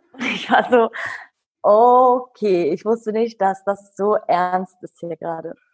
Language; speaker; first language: German; early bilingual, other home language; Kurdish